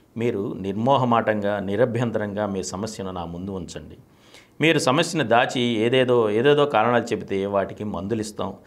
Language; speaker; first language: Telugu; native; Telugu